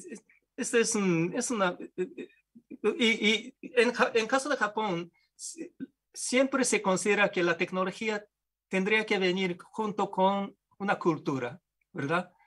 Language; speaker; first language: Spanish; non-native, fluent; Japanese